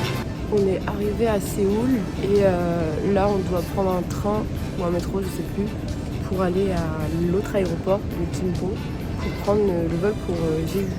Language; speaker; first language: French; native; French